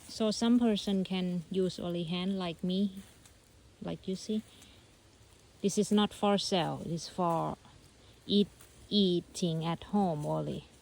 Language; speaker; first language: English; non-native, learner; Thai